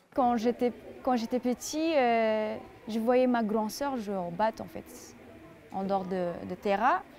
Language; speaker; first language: French; non-native, fluent; Indonesian